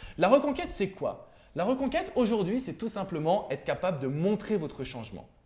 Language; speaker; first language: French; native; French